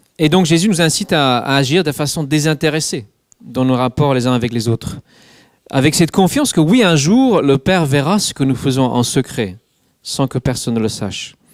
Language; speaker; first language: French; non-native, fluent; English